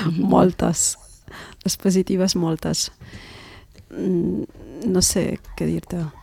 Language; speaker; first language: Catalan; early bilingual, other home language; Arabic